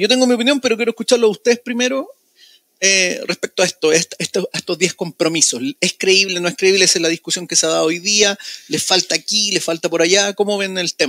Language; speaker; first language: Spanish; native; Spanish